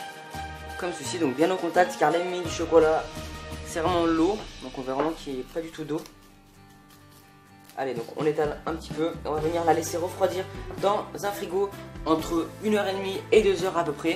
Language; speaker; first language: French; native; French